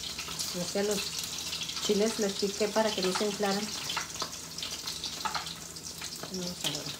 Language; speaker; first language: Spanish; native; Spanish